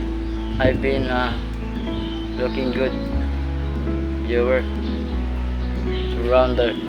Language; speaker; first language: English; non-native, learner; Cebuano